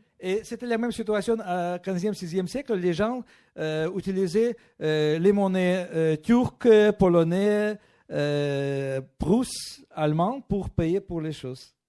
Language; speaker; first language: French; non-native, fluent; Russian